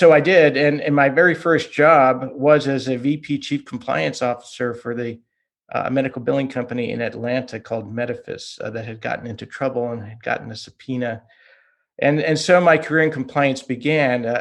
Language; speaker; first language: English; early bilingual, other home language; Hungarian